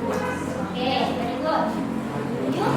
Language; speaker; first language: English; non-native, fluent; Indonesian